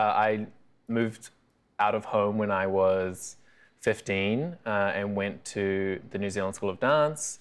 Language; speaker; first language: English; native; English